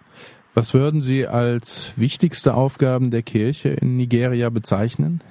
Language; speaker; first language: German; native; German